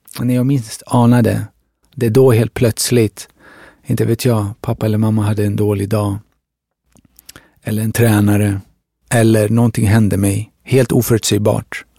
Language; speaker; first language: Swedish; early bilingual, other home language; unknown